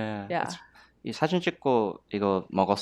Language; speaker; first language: Korean; early bilingual, heritage; English